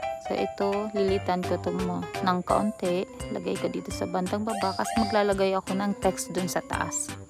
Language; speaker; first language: Filipino; native; Filipino